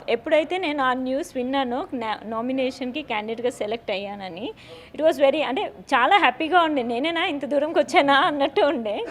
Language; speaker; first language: Telugu; native; Telugu